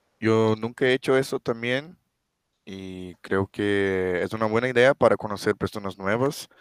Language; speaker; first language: Spanish; non-native, fluent; Portuguese